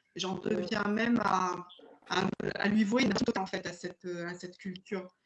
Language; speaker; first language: French; early bilingual, other home language; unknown